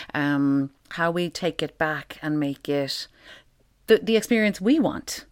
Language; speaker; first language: English; native; English